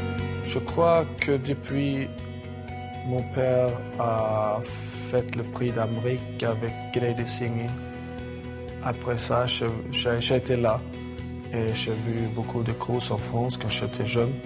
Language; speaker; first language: French; non-native, learner; Swedish